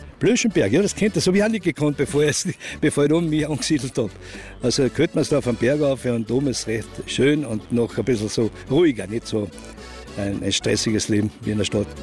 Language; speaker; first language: German; native; German